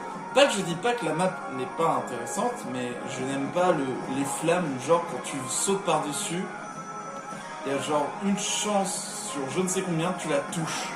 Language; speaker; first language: French; native; French